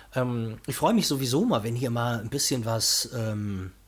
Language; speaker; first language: German; non-native, fluent; Portuguese